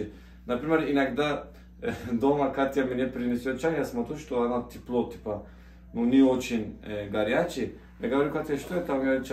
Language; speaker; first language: Russian; non-native, learner; Turkish